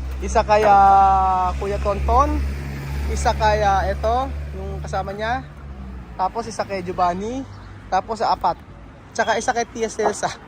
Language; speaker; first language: Filipino; native; Filipino